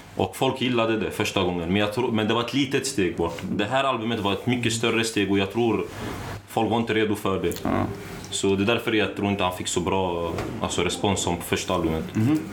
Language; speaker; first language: Swedish; early bilingual, other home language; Arabic